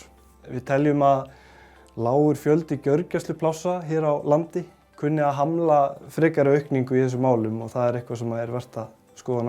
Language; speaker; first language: Icelandic; native; Icelandic